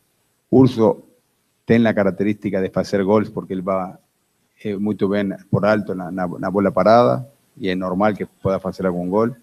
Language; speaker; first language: Spanish; non-native, fluent; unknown